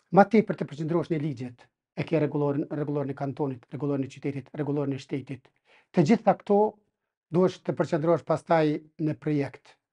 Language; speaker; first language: Albanian; native; Albanian